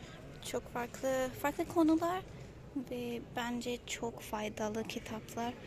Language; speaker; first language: Turkish; non-native, learner; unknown